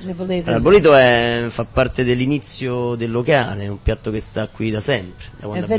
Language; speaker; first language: Italian; native; Italian